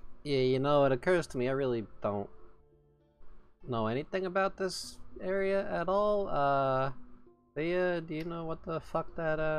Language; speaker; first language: English; native; English